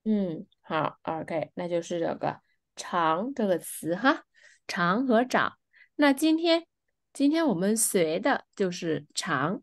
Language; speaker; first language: Chinese; non-native, fluent; Vietnamese